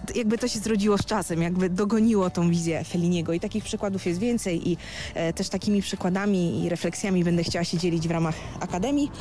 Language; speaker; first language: Polish; early bilingual, other home language; Italian